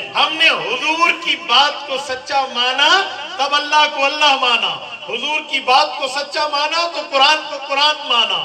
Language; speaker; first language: Urdu; non-native, local second language; Punjabi